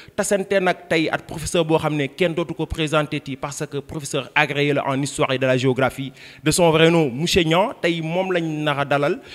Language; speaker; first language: French; non-native, local second language; Wolof